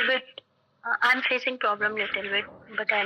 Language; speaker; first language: English; non-native, learner; Hindi